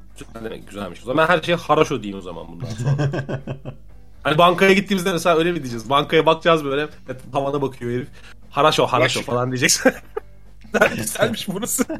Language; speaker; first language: Turkish; native; Turkish